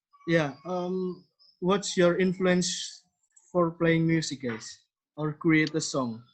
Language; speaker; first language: English; non-native, learner; Indonesian